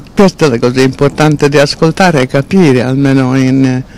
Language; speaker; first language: Italian; non-native, fluent; Hungarian